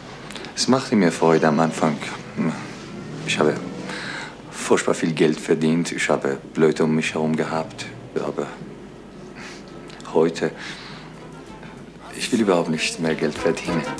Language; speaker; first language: German; non-native, fluent; Persian